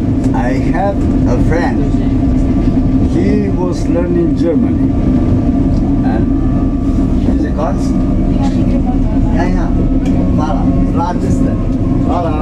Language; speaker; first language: English; non-native, learner; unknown